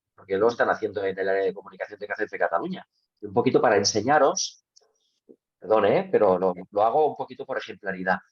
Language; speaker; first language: Spanish; non-native, local second language; Catalan